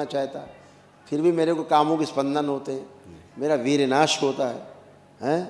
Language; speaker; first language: Hindi; native; Hindi